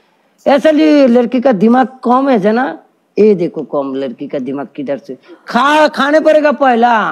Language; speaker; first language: Hindi; non-native, learner; Bangla